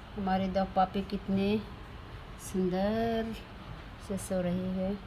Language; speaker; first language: Hindi; non-native, local second language; Bangla